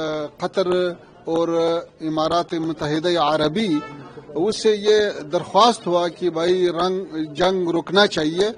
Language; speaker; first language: Hindi; non-native, fluent; Pashto